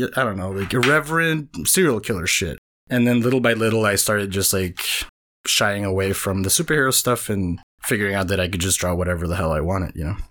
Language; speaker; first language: English; non-native, fluent; Spanish